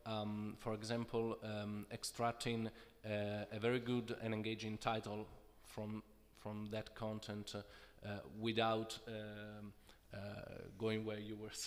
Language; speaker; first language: English; non-native, fluent; Italian